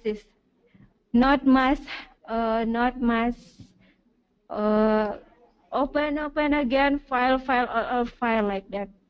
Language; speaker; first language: English; non-native, learner; Indonesian